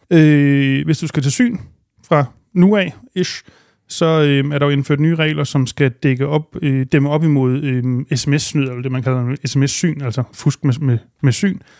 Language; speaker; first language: Danish; native; Danish